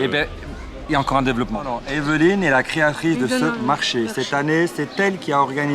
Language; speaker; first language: French; native; French